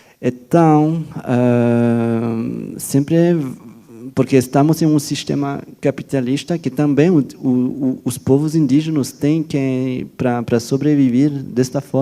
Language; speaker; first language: Portuguese; non-native, fluent; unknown